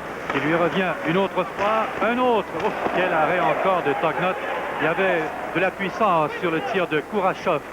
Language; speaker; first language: French; native; French